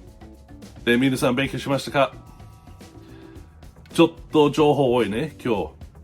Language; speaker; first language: Japanese; non-native, fluent; English